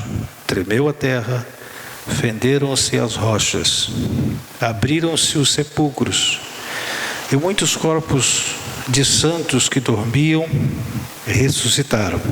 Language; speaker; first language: Portuguese; native; Portuguese